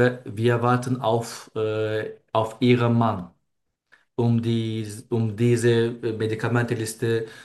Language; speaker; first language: German; non-native, learner; Turkish